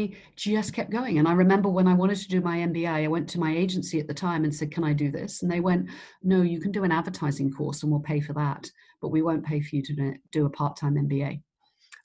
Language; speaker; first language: English; native; English